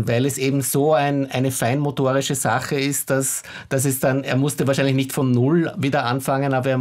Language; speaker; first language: German; native; German